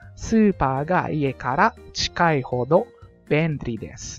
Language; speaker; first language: Japanese; non-native, fluent; Filipino